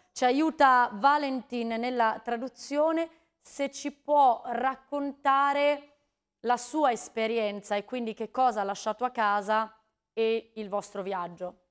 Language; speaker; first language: Italian; native; Italian